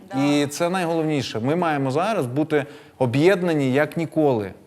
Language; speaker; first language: Ukrainian; non-native, local second language; Russian